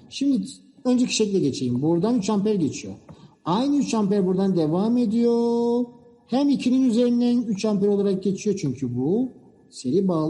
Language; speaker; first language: Turkish; native; Turkish